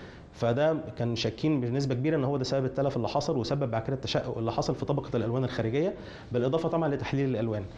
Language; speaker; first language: Arabic; native; Arabic